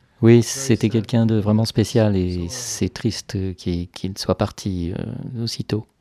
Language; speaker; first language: French; non-native, fluent; Hebrew